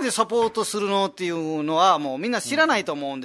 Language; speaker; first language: Japanese; non-native, fluent; Nepali